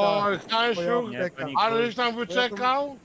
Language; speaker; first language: Polish; native; Polish